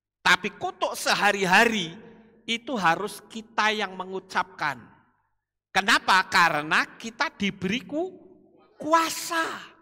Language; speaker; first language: Indonesian; non-native, local second language; Javanese